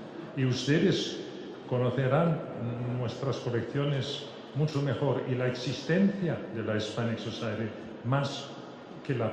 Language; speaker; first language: Spanish; non-native, fluent; French